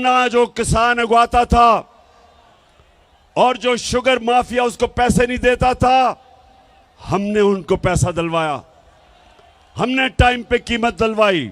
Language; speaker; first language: Urdu; native; Urdu